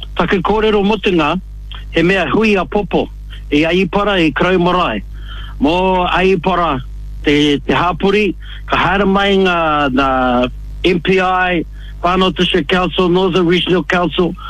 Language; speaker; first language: Māori; native; Māori